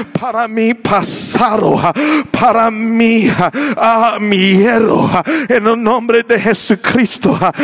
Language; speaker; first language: Spanish; non-native, learner; English